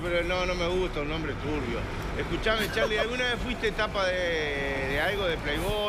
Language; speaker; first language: Spanish; native; Spanish